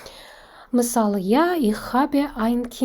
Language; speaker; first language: German; non-native, fluent; Kazakh